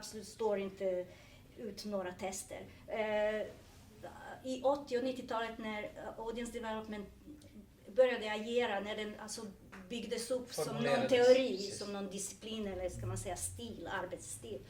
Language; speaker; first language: Swedish; non-native, fluent; Serbian